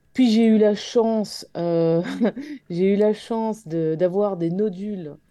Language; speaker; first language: French; native; French